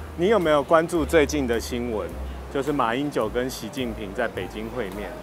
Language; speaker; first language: Chinese; native; Chinese